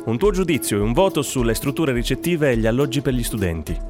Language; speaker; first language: Italian; native; Italian